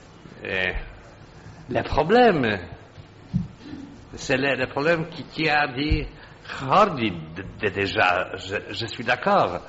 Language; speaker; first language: French; non-native, fluent; Polish